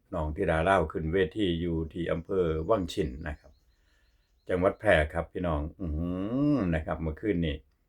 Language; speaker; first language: Thai; native; Thai